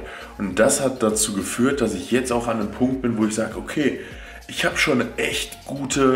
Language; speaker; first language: German; native; German